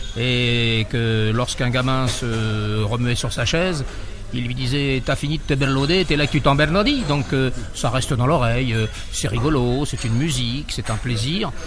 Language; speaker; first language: French; native; French